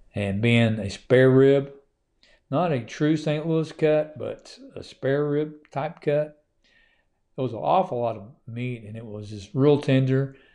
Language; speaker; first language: English; native; English